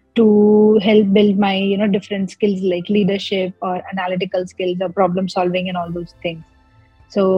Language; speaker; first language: English; non-native, local second language; Gujarati